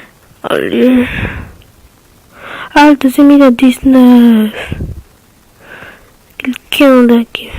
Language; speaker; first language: French; native; French